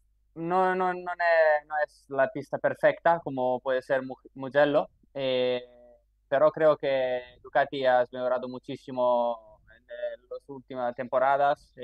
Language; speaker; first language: Spanish; non-native, fluent; Italian